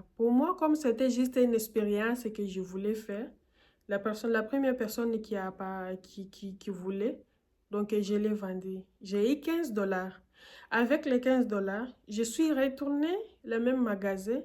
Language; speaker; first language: French; non-native, fluent; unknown